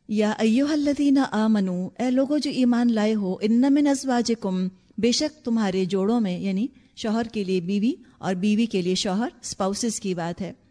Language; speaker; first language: Urdu; native; Urdu